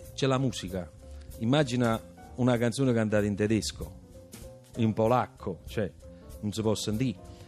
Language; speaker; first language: Italian; native; Italian